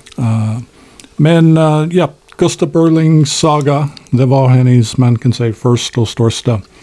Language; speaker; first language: Swedish; non-native, learner; English